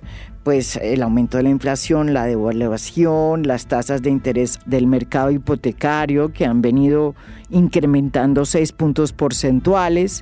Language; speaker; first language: Spanish; native; Spanish